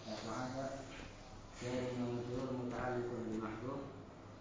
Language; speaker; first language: Arabic; non-native, learner; Indonesian